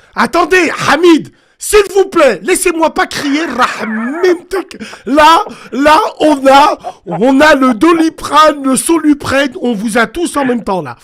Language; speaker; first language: French; early bilingual, other home language; Arabic